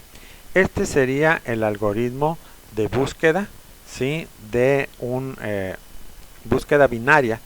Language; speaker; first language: Spanish; native; Spanish